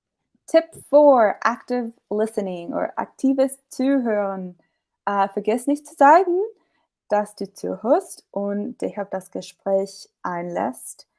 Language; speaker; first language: German; non-native, fluent; English